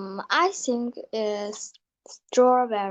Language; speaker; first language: English; non-native, learner; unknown